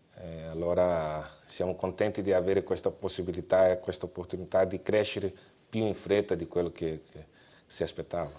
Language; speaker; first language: Italian; non-native, fluent; Portuguese